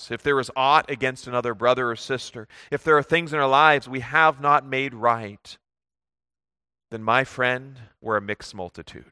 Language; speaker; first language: English; native; English